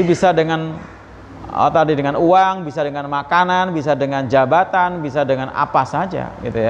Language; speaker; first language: Indonesian; native; Indonesian